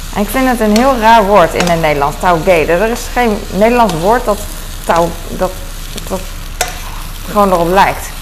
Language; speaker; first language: Dutch; early bilingual, other home language; Cantonese